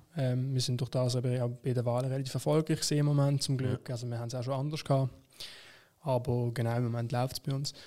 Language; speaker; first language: German; native; German